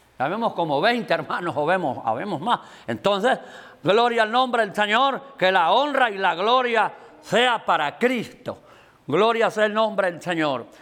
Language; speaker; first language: Spanish; native; Spanish